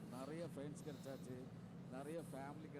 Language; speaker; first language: Tamil; non-native, learner; Malayalam